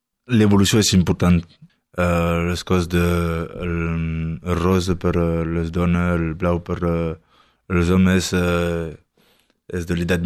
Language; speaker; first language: Catalan; non-native, learner; French